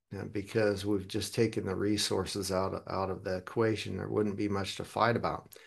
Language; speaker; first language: English; early bilingual, other home language; German